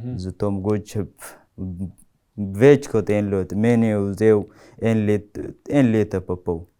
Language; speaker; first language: Slovenian; non-native, learner; Tigrinya